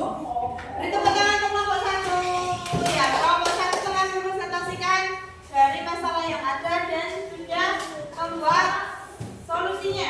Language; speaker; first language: Indonesian; non-native, local second language; Javanese